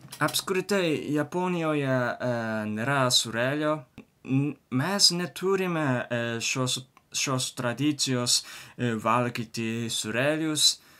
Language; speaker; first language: Lithuanian; non-native, learner; Japanese